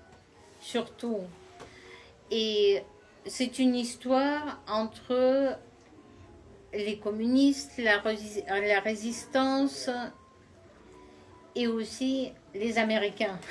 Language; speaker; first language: French; non-native, fluent; Russian